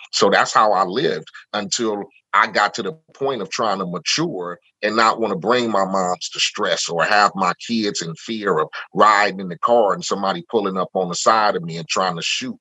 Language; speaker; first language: English; native; English